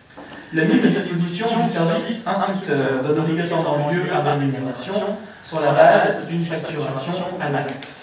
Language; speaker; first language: French; native; French